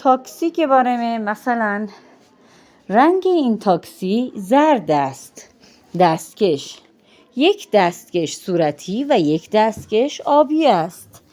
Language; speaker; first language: Persian; non-native, fluent; Urdu